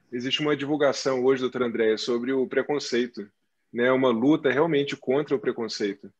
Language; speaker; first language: Portuguese; native; Portuguese